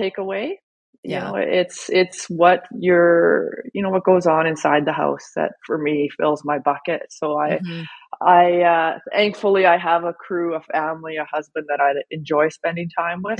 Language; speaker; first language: English; native; English